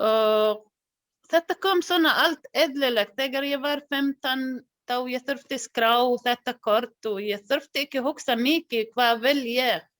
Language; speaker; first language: Icelandic; non-native, learner; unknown